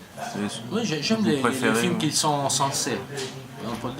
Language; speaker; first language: French; non-native, learner; Italian